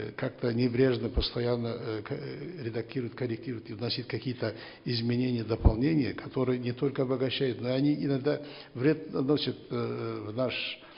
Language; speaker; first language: Russian; non-native, local second language; Kazakh